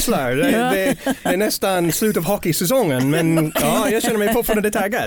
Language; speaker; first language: Swedish; non-native, learner; English